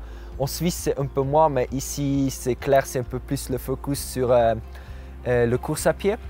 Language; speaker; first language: French; non-native, local second language; German